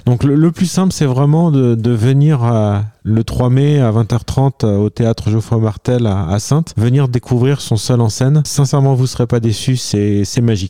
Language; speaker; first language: French; native; French